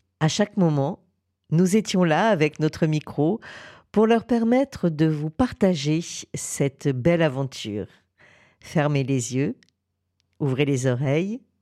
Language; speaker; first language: French; native; French